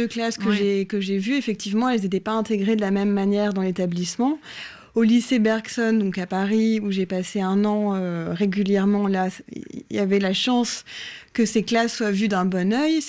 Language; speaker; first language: French; native; French